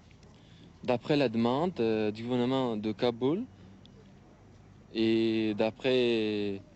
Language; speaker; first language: French; non-native, learner; Uzbek